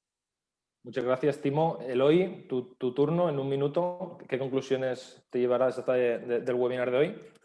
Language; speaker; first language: Spanish; native; Spanish